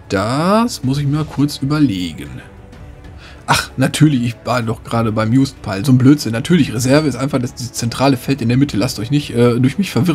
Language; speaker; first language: German; native; German